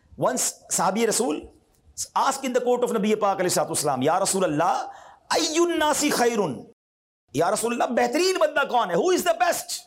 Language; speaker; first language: Urdu; native; Urdu